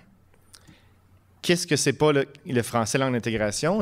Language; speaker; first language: French; native; French